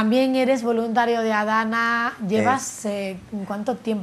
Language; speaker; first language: Spanish; native; Spanish